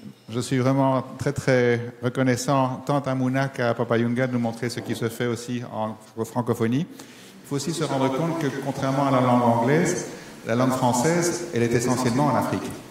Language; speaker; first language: French; native; French